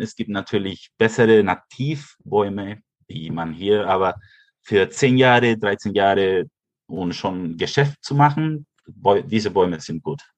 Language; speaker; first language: German; early bilingual, heritage; Spanish